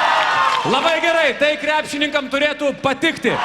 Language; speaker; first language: Lithuanian; native; Lithuanian